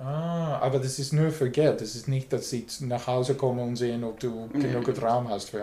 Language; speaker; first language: German; non-native, learner; English